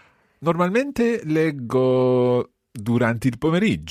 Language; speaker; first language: Italian; non-native, fluent; English